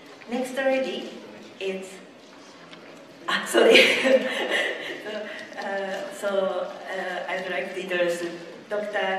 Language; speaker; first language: English; non-native, fluent; Japanese